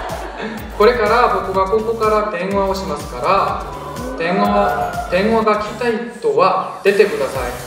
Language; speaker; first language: Japanese; non-native, learner; Korean